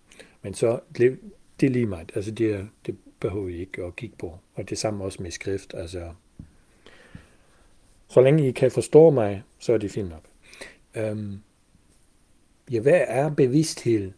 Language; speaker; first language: Danish; non-native, fluent; German